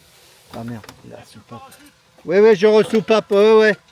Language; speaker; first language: French; native; French